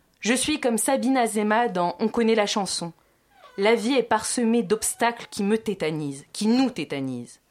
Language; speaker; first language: French; native; French